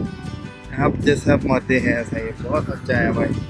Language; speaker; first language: Hindi; non-native, local second language; Telugu